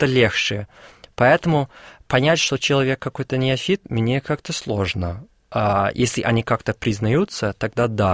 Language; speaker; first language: Russian; non-native, fluent; English